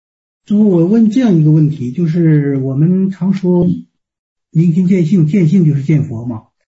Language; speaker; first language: Chinese; native; Chinese